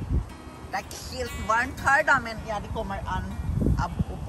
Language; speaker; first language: Norwegian; non-native, learner; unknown